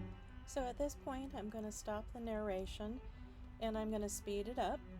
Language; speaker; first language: English; native; English